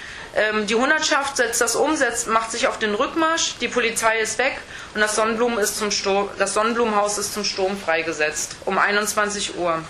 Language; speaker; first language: German; native; German